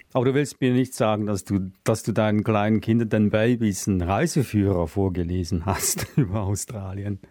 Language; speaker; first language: German; native; German